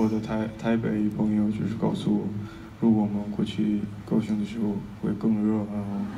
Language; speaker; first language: Chinese; non-native, fluent; Korean